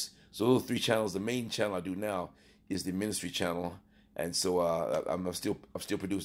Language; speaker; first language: English; native; English